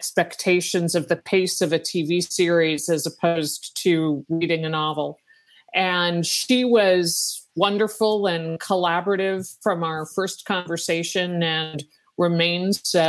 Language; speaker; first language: English; native; English